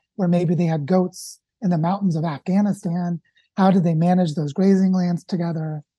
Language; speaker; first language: English; native; English